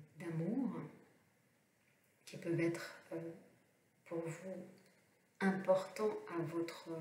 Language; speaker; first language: French; native; French